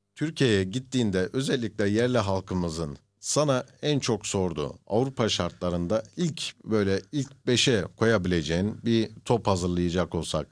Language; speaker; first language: Turkish; native; Turkish